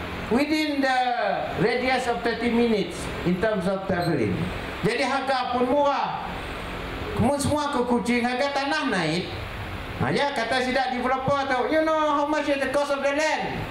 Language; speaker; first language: English; non-native, local second language; Malay